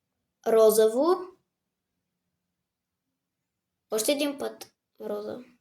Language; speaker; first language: Bulgarian; native; Bulgarian